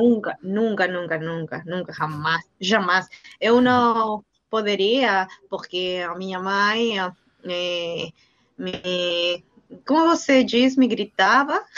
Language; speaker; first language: Portuguese; non-native, learner; Spanish